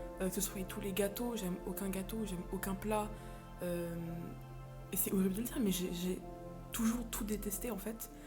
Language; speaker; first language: French; native; French